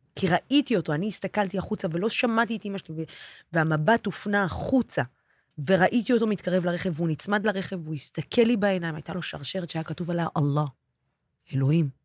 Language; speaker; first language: Hebrew; non-native, local second language; Arabic